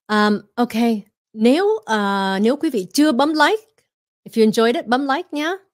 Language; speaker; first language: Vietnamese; early bilingual, heritage; Vietnamese